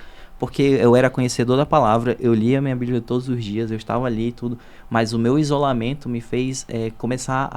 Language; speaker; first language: Portuguese; native; Portuguese